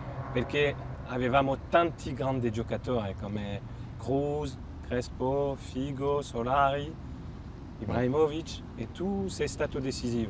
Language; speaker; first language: Italian; non-native, fluent; French